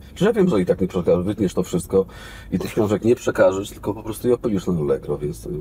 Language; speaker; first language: Polish; native; Polish